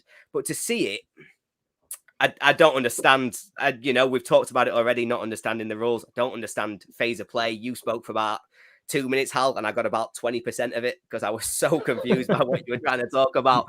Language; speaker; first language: English; native; English